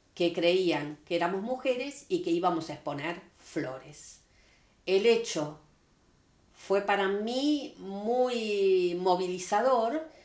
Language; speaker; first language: Spanish; native; Spanish